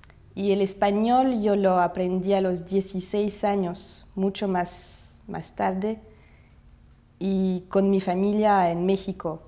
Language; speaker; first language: Spanish; non-native, fluent; Russian